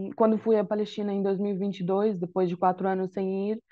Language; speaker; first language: Portuguese; non-native, fluent; Arabic